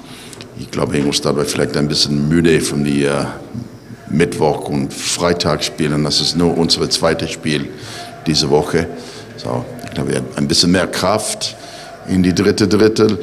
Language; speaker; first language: German; non-native, learner; English